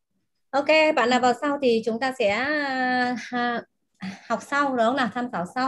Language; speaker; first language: Vietnamese; native; Vietnamese